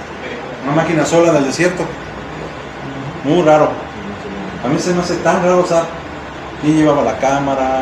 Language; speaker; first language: Spanish; native; Spanish